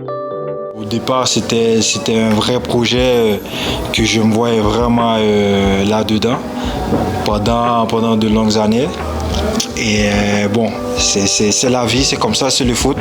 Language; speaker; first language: French; non-native, local second language; Haitian Creole